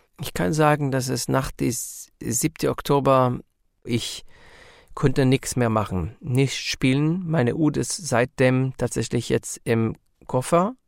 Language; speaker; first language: German; non-native, learner; Hebrew